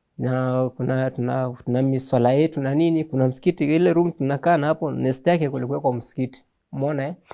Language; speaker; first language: Swahili; native; Swahili